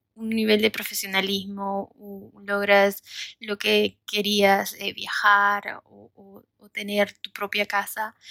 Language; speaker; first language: Spanish; native; Spanish